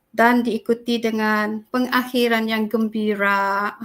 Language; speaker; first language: Malay; native; Malay